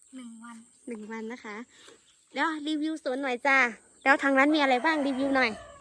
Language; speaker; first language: Thai; non-native, local second language; Shan